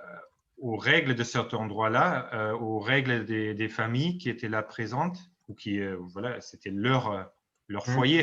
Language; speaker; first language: French; non-native, fluent; German